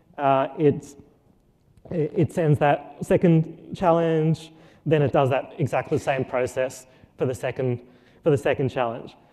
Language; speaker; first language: English; native; English